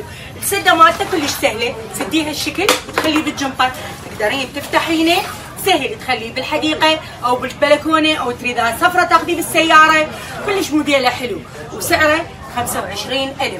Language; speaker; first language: Arabic; native; Arabic